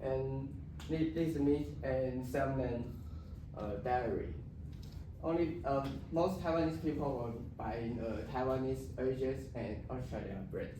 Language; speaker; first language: English; non-native, learner; Chinese